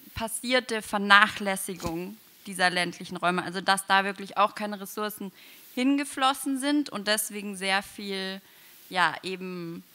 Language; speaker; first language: German; native; German